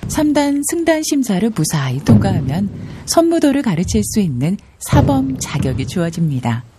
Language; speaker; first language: Korean; native; Korean